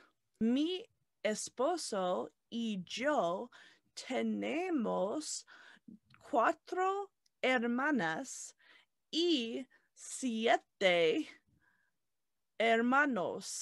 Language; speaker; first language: Spanish; non-native, learner; English